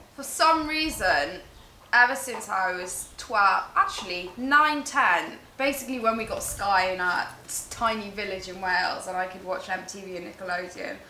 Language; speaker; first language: English; native; English